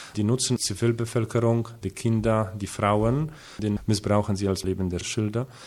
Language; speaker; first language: German; non-native, fluent; Polish